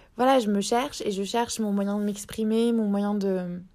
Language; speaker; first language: French; native; French